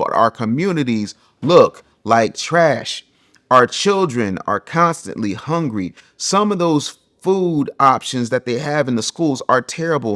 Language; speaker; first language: English; native; English